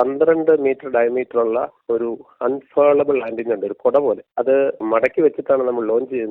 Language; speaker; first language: Malayalam; native; Malayalam